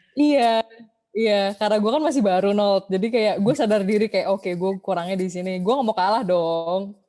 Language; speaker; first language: Indonesian; native; Indonesian